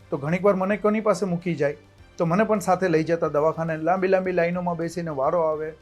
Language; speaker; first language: Gujarati; native; Gujarati